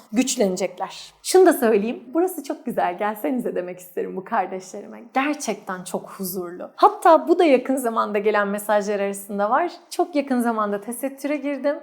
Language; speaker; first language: Turkish; native; Turkish